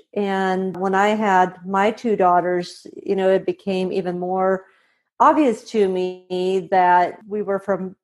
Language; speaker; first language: English; non-native, fluent; Swedish